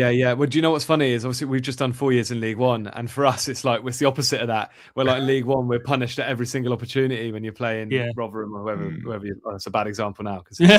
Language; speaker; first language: English; native; English